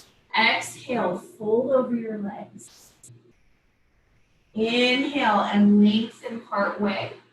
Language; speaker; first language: English; native; English